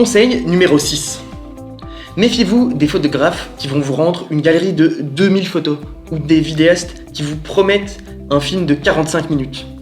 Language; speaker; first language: French; native; French